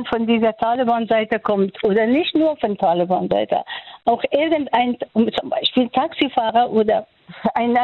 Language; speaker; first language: German; non-native, fluent; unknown